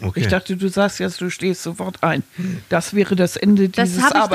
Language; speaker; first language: German; native; German